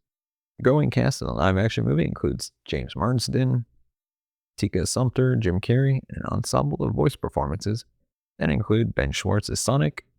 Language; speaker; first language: English; native; English